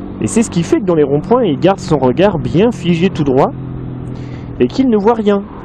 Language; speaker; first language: French; native; French